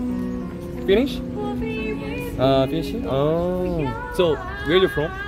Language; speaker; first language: English; non-native, learner; Korean